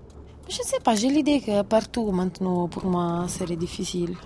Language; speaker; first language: French; non-native, fluent; Italian